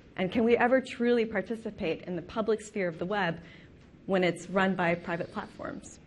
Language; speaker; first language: English; native; English